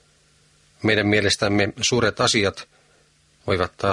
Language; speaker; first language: Finnish; native; Finnish